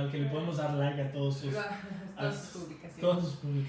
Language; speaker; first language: Spanish; native; Spanish